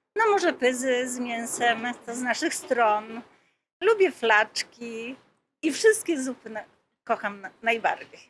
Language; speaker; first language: Polish; native; Polish